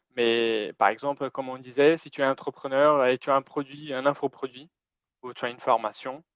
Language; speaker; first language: French; non-native, fluent; Portuguese